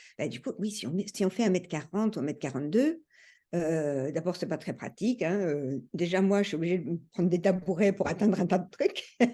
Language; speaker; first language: French; early bilingual, other home language; English